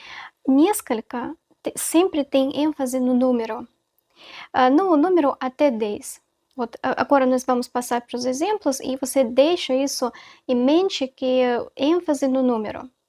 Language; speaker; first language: Portuguese; non-native, fluent; Russian